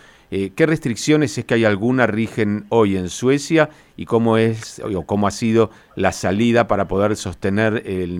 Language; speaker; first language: Spanish; native; Spanish